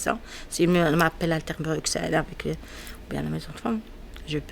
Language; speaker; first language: French; non-native, learner; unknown